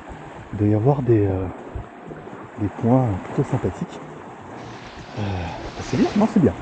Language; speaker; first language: French; native; French